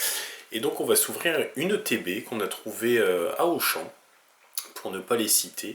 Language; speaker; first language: French; native; French